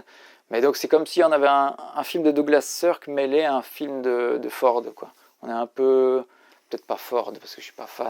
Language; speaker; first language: French; native; French